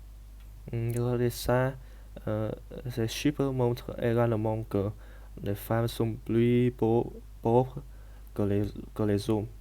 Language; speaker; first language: French; non-native, learner; Vietnamese